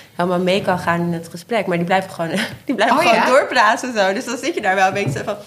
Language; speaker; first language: Dutch; native; Dutch